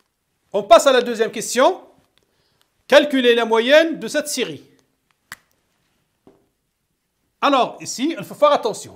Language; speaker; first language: French; non-native, local second language; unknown